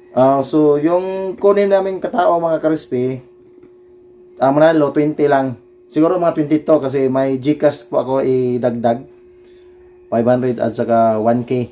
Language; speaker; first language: Filipino; non-native, local second language; Cebuano